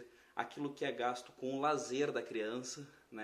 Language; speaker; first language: Portuguese; native; Portuguese